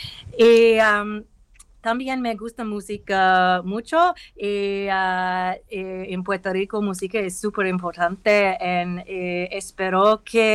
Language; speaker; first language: Spanish; non-native, learner; English